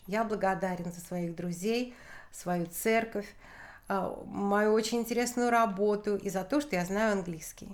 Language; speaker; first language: Russian; native; Russian